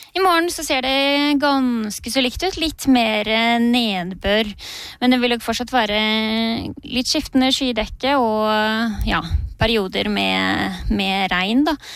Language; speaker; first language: Norwegian; native; Norwegian